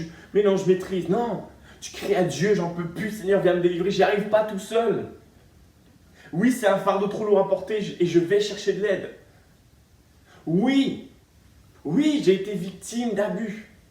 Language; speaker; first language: French; native; French